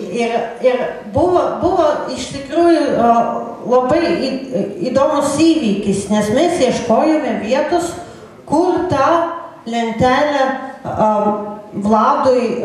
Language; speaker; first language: Lithuanian; non-native, fluent; Latvian